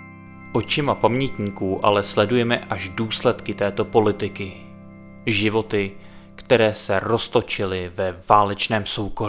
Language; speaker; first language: Czech; native; Czech